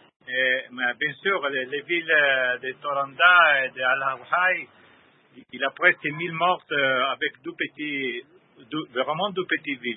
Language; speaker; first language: French; non-native, learner; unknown